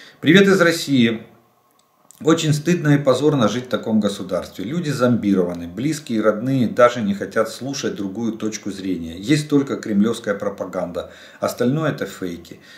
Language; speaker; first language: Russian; native; Russian